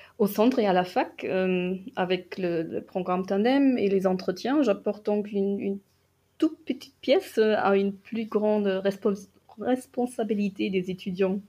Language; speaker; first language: French; non-native, fluent; German